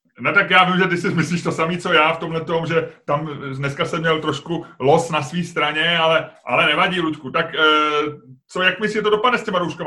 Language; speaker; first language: Czech; native; Czech